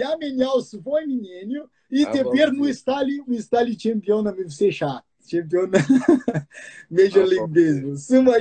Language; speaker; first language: Russian; non-native, fluent; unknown